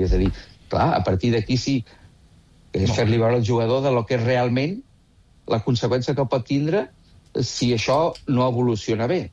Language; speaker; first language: Catalan; native; Catalan